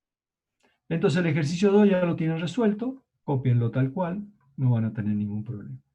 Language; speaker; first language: Spanish; native; Spanish